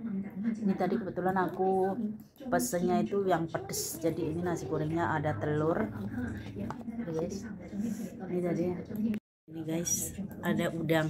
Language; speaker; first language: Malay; non-native, local second language; Javanese